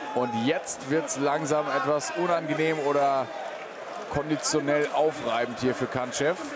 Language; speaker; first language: German; native; German